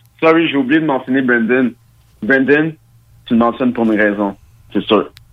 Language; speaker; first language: French; early bilingual, other home language; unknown